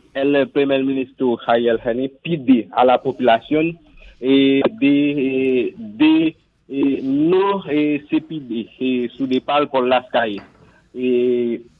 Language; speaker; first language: Spanish; non-native, learner; Haitian Creole